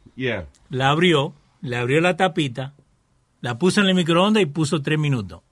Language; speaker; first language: Spanish; native; Spanish